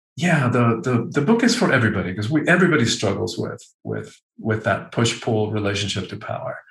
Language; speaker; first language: English; early bilingual, other home language; Spanish